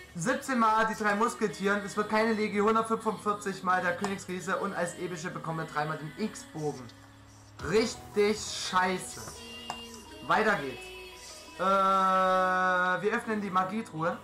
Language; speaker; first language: German; native; German